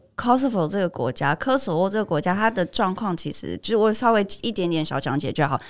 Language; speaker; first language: Chinese; native; Chinese